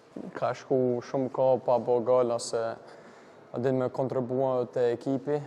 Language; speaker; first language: Albanian; early bilingual, heritage; Albanian